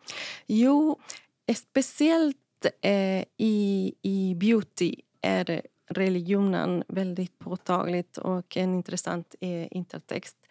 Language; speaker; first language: Swedish; non-native, fluent; Spanish